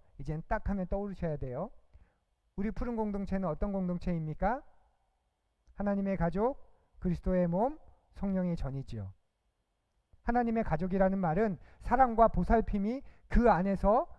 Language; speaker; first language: Korean; native; Korean